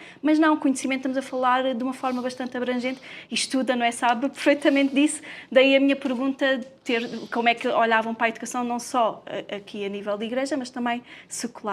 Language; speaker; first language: Portuguese; native; Portuguese